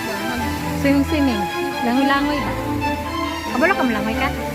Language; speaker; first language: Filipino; non-native, local second language; Cebuano